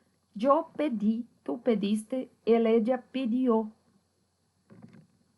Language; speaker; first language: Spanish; non-native, fluent; Portuguese